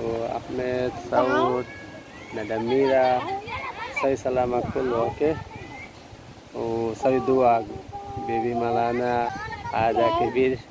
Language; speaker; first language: Arabic; non-native, learner; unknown